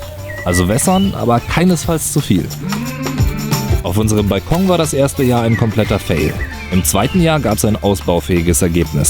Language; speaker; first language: German; native; German